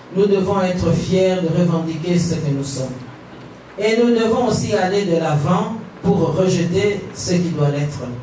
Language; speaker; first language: French; non-native, local second language; Kongo